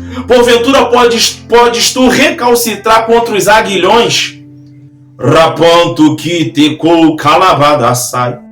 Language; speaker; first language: Portuguese; native; Portuguese